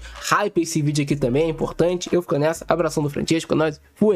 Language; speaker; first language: Portuguese; native; Portuguese